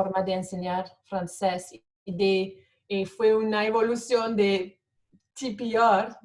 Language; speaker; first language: Spanish; non-native, fluent; French